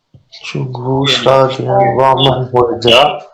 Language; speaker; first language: Chinese; non-native, learner; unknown